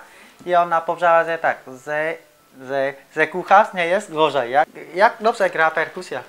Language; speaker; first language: Polish; non-native, learner; Vietnamese